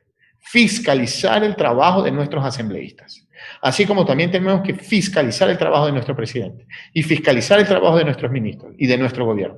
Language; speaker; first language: Spanish; native; Spanish